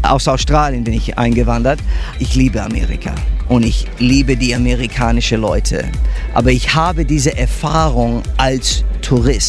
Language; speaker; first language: German; non-native, fluent; English